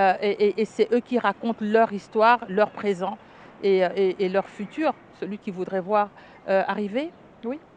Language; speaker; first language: French; non-native, local second language; Lingala